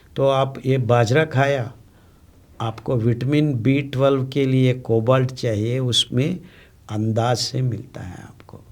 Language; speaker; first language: Hindi; non-native, local second language; Telugu